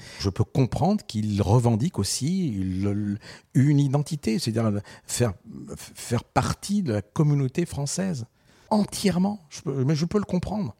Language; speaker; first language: French; early bilingual, other home language; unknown